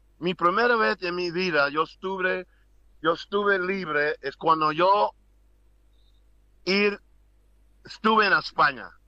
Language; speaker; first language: Spanish; non-native, learner; English